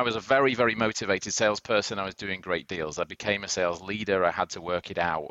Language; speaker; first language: English; native; English